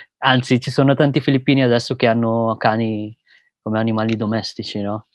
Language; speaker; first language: Italian; early bilingual, other home language; Filipino